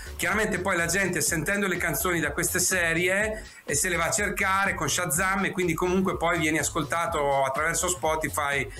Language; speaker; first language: Italian; native; Italian